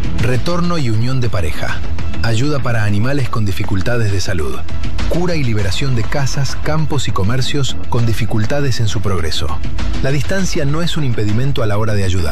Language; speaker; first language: Spanish; native; Spanish